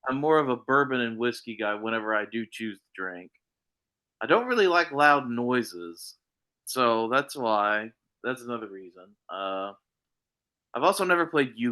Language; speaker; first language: English; native; English